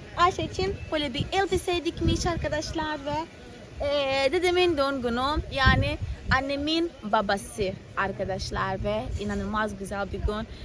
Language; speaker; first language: Turkish; early bilingual, heritage; Turkish